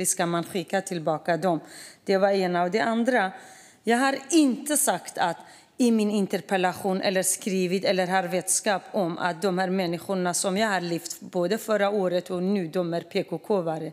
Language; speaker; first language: Swedish; non-native, fluent; Kurdish